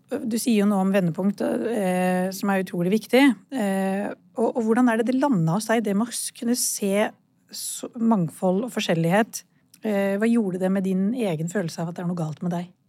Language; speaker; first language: Norwegian; early bilingual, other home language; Urdu